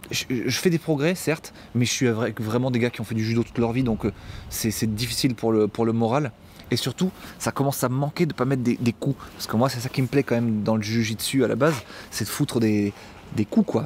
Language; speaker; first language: French; native; French